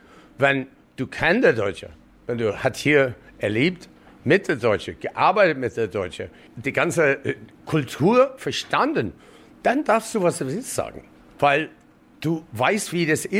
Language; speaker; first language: German; non-native, learner; English